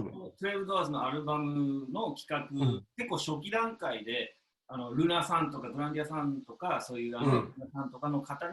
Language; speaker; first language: Japanese; native; Japanese